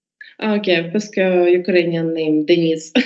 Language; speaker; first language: French; non-native, learner; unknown